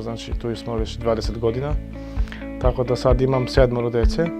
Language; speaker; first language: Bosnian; non-native, local second language; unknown